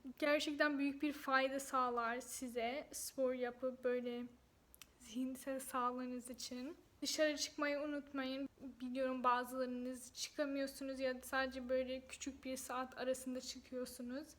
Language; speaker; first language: Turkish; non-native, fluent; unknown